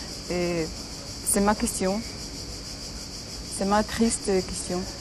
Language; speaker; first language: French; non-native, learner; Ukrainian